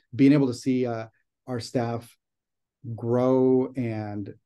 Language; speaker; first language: English; native; English